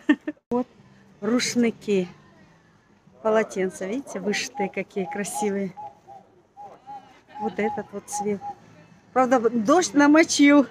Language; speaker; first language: Russian; native; Russian